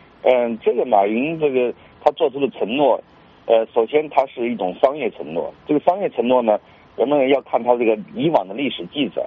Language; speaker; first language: Chinese; native; Chinese